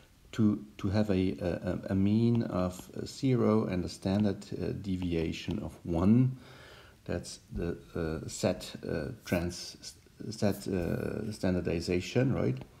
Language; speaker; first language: English; non-native, fluent; German